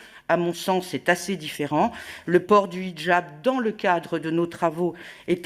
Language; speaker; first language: French; native; French